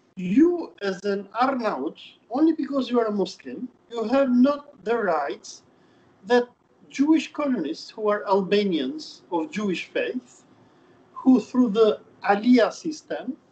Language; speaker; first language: English; non-native, fluent; Albanian